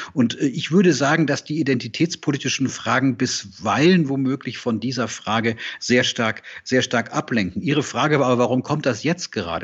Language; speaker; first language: German; native; German